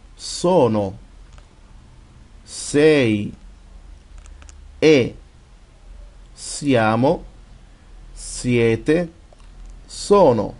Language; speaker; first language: Italian; non-native, fluent; Arabic